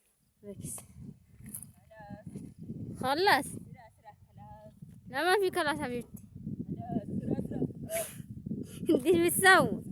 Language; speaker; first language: Arabic; non-native, learner; Amharic